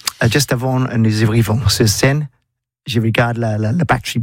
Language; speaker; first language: French; non-native, learner; English